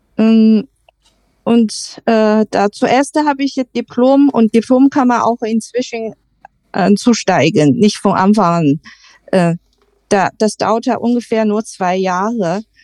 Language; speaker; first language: German; non-native, learner; Chinese